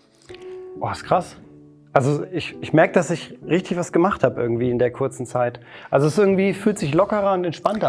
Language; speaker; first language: German; native; German